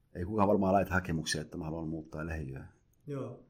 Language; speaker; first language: Finnish; early bilingual, other home language; Somali